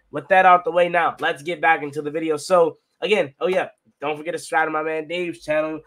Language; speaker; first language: English; native; English